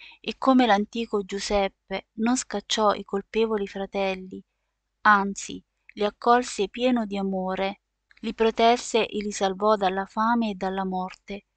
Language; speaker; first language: Italian; native; Italian